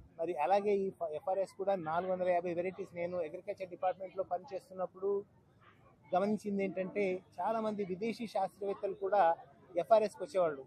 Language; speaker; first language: Telugu; native; Telugu